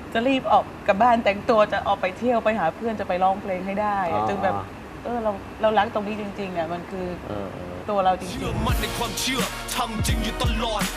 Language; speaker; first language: Thai; non-native, fluent; English